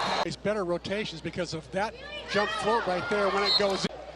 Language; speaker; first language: English; native; English